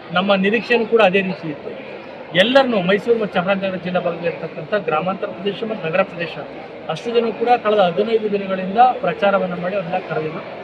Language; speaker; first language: Kannada; native; Kannada